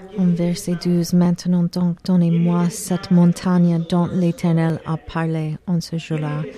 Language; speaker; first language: French; non-native, learner; English